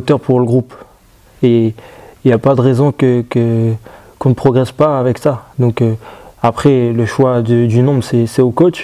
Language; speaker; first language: French; native; French